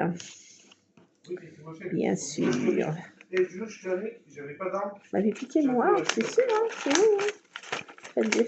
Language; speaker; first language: French; native; French